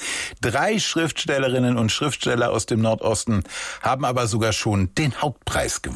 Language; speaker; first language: German; native; German